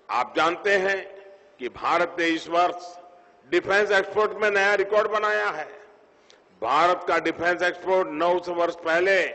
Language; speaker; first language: Hindi; non-native, local second language; Gujarati